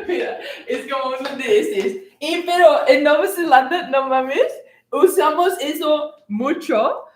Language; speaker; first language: Spanish; non-native, learner; English